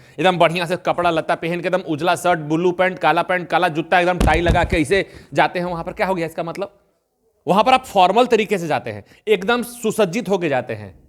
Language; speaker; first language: Hindi; native; Hindi